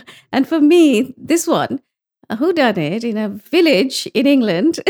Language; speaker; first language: English; non-native, local second language; Bangla